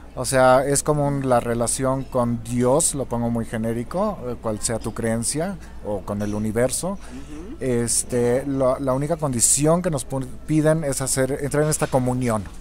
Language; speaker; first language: Spanish; non-native, local second language; German